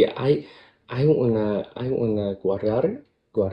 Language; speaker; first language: Spanish; non-native, learner; Cantonese